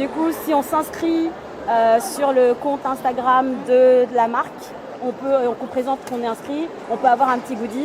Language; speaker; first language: French; native; French